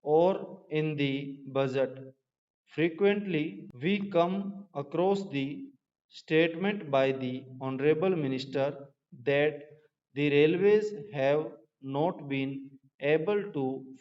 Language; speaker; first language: English; non-native, local second language; Hindi